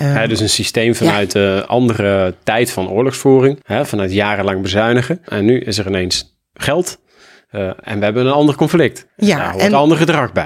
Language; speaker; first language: Dutch; native; Dutch